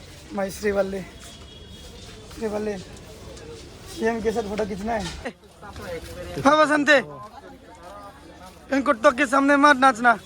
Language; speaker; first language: Hindi; non-native, local second language; Bangla